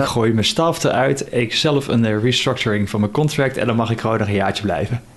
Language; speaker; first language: Dutch; native; Dutch